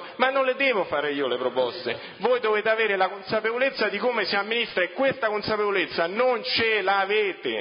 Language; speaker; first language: Italian; native; Italian